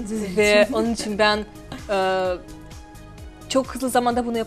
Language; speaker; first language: Turkish; non-native, fluent; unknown